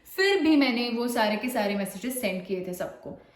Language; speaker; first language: Hindi; non-native, local second language; Marathi